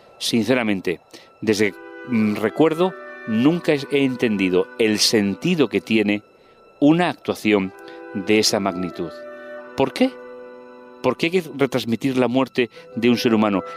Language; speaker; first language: Spanish; native; Spanish